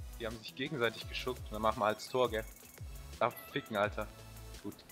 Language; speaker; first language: German; native; German